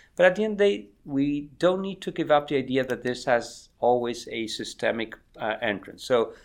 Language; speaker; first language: English; non-native, fluent; Spanish